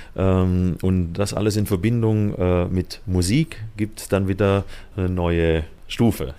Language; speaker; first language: German; native; German